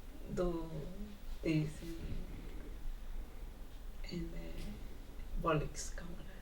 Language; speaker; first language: English; non-native, learner; Spanish